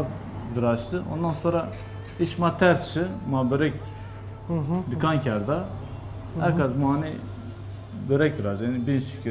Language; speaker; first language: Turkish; non-native, local second language; Kurdish